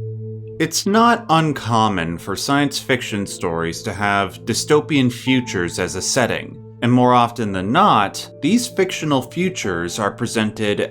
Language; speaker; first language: English; native; English